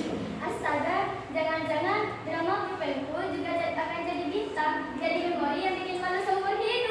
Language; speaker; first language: Indonesian; native; Indonesian